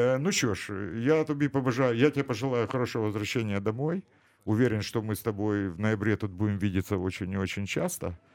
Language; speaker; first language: Russian; native; Russian